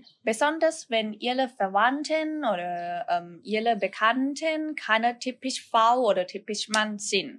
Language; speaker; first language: German; non-native, learner; Thai